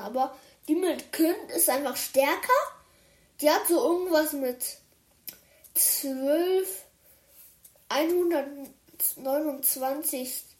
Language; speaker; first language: German; early bilingual, other home language; Chinese